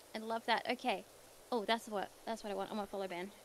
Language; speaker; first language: English; native; English